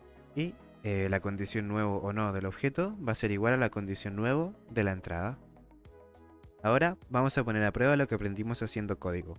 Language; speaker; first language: Spanish; native; Spanish